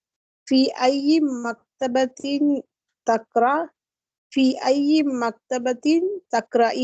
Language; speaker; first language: Arabic; non-native, learner; Tamil